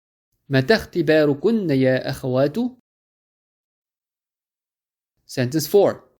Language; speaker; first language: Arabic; non-native, fluent; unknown